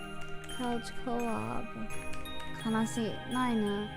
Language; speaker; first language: Japanese; non-native, learner; English